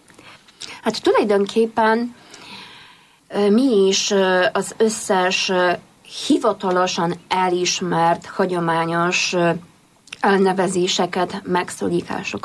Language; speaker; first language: Hungarian; non-native, fluent; Polish